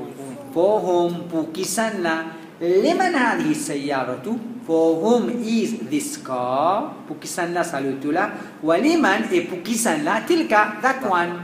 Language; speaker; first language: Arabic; non-native, fluent; Morisyen